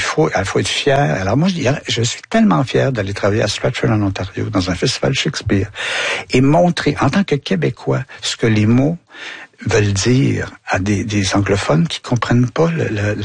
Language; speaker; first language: French; native; French